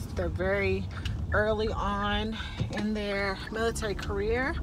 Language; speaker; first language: English; native; English